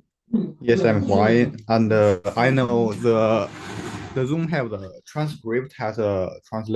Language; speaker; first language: English; non-native, learner; Chinese